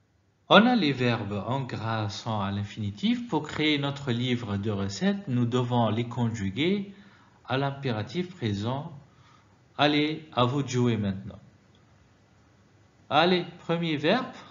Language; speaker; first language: French; non-native, fluent; Arabic